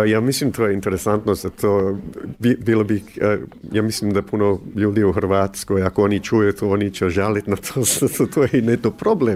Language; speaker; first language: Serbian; early bilingual, heritage; English